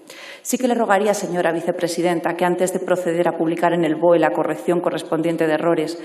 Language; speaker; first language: Spanish; native; Spanish